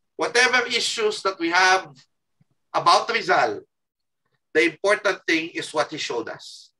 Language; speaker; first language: English; non-native, local second language; Filipino